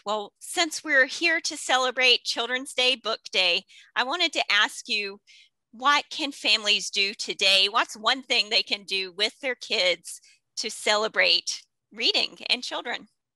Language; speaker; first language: English; native; English